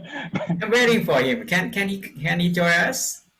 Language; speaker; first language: English; non-native, fluent; Lao